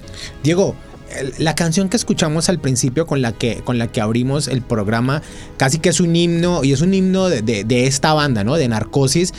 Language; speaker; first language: Spanish; native; Spanish